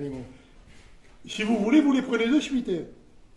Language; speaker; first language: French; native; French